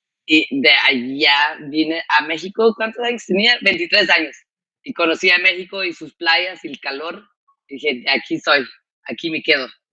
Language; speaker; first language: Spanish; non-native, fluent; German